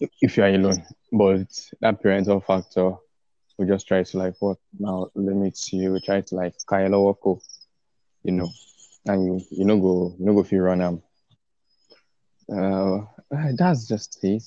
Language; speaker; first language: English; non-native, local second language; Yoruba